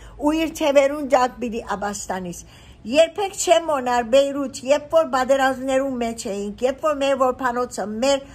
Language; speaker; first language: Armenian; early bilingual, heritage; Armenian